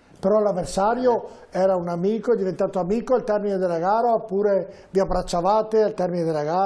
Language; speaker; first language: Italian; native; Italian